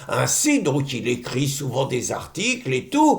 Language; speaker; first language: French; native; French